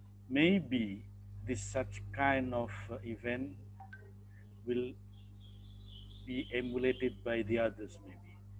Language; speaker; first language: English; non-native, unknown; Indonesian